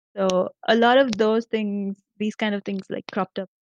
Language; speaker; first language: English; non-native, local second language; Marathi